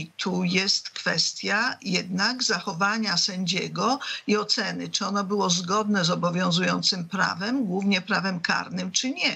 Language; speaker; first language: Polish; native; Polish